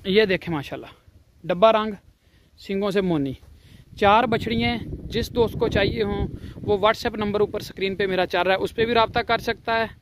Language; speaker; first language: Urdu; non-native, local second language; Punjabi